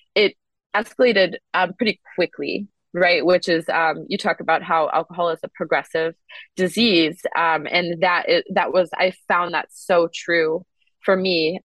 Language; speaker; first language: English; native; English